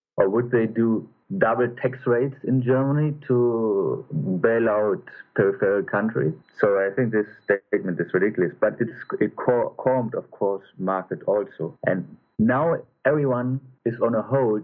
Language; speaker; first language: English; non-native, fluent; German